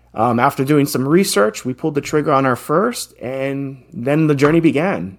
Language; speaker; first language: English; native; English